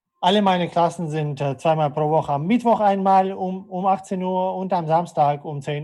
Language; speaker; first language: German; non-native, fluent; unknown